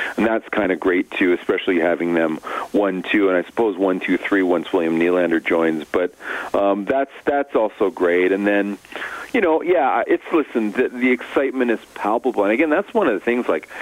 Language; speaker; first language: English; native; English